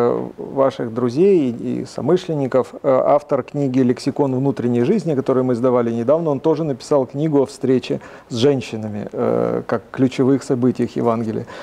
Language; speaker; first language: Russian; native; Russian